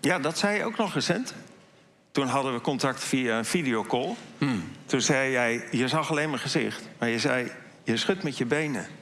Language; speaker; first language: Dutch; native; Dutch